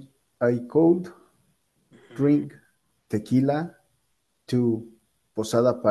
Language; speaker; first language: English; non-native, learner; Spanish